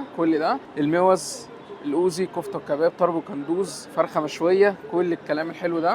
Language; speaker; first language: Arabic; native; Arabic